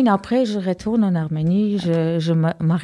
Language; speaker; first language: French; non-native, learner; Armenian